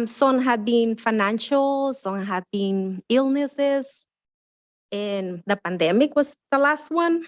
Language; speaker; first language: English; non-native, fluent; Spanish